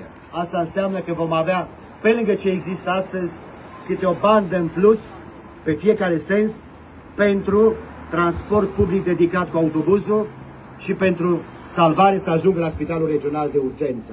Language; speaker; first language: Romanian; native; Romanian